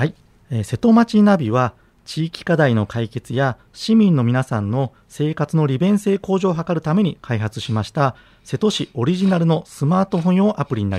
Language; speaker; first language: Japanese; native; Japanese